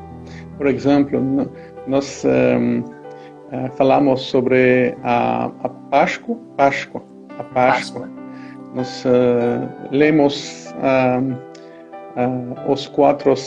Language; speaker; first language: Portuguese; non-native, fluent; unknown